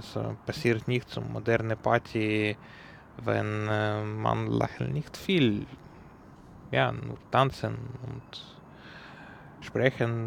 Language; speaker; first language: German; non-native, learner; Ukrainian